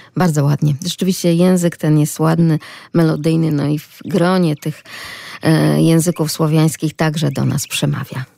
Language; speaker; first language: Polish; native; Polish